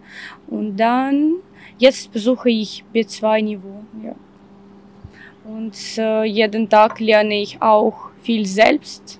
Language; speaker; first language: German; non-native, learner; Ukrainian